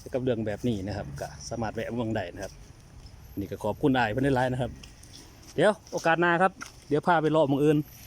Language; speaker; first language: Thai; native; Thai